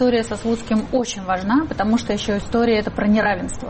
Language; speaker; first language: Russian; native; Russian